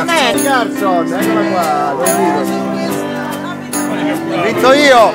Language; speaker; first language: Italian; native; Italian